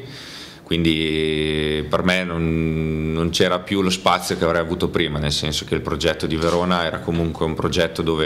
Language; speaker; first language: Italian; native; Italian